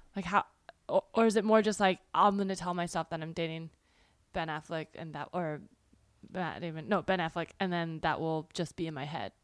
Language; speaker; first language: English; early bilingual, other home language; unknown